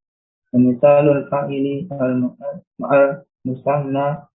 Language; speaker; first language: Arabic; non-native, learner; Indonesian